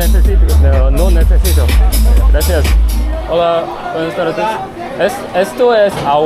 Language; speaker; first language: Spanish; non-native, learner; Korean